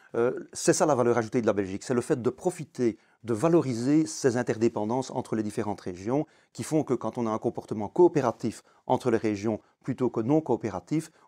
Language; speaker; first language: French; native; French